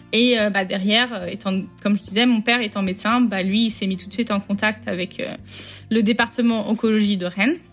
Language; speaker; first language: French; native; French